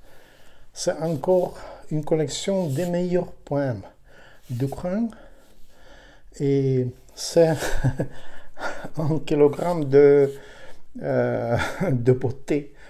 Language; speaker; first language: French; non-native, learner; Ukrainian